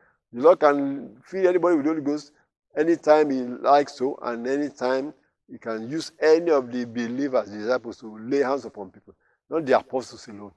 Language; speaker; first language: English; non-native, local second language; Yoruba